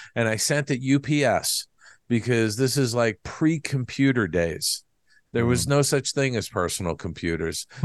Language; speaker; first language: English; native; English